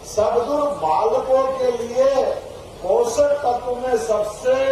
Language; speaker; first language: Hindi; native; Hindi